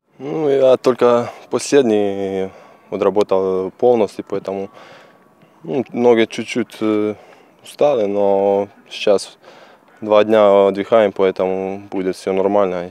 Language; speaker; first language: Russian; non-native, learner; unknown